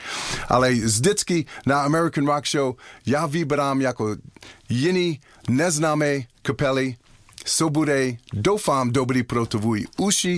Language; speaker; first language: Czech; non-native, learner; English